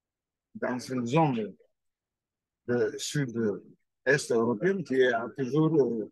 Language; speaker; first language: French; non-native, fluent; Albanian